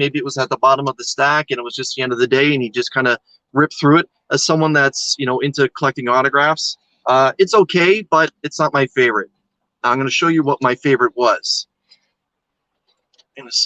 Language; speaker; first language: English; native; English